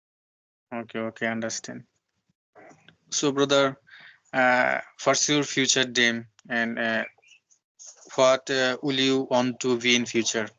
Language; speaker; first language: English; non-native, learner; Bangla